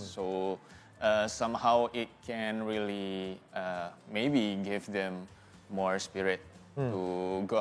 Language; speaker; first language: English; non-native, fluent; Indonesian